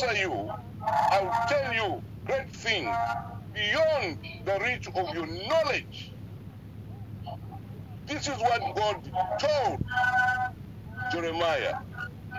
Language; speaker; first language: English; non-native, local second language; Bemba